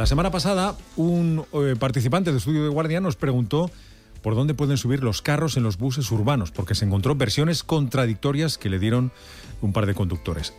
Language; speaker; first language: Spanish; native; Spanish